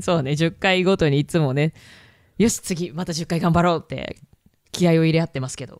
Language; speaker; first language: Japanese; early bilingual, heritage; Japanese